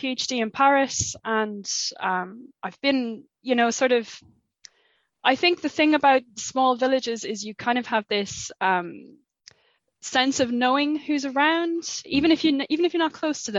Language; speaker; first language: English; native; English